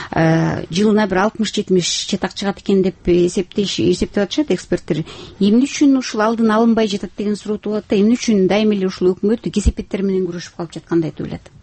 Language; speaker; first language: Kyrgyz; native; Kyrgyz